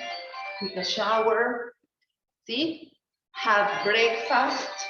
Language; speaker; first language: English; non-native, learner; Spanish